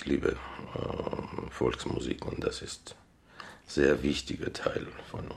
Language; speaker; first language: German; non-native, fluent; Armenian